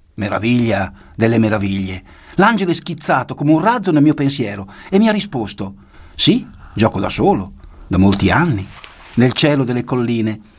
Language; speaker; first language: Italian; native; Italian